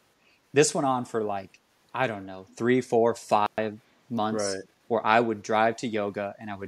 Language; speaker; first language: English; native; English